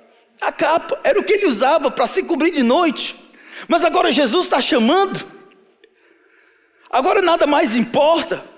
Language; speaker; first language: Portuguese; native; Portuguese